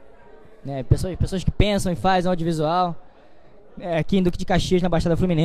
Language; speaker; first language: Portuguese; native; Portuguese